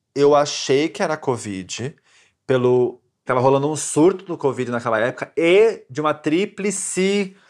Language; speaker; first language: Portuguese; native; Portuguese